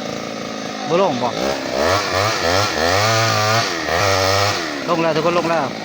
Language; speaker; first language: Thai; non-native, local second language; Lao